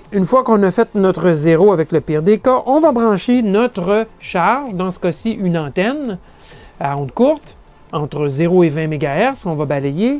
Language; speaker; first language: French; native; French